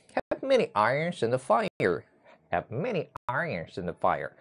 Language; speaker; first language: English; non-native, fluent; Chinese